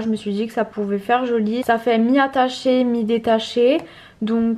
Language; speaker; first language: French; native; French